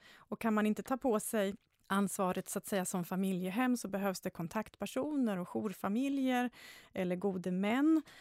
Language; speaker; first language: Swedish; native; Swedish